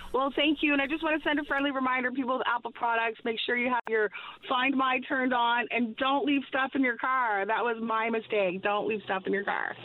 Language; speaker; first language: English; native; English